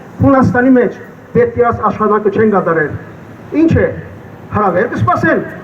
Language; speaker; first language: Armenian; early bilingual, heritage; Armenian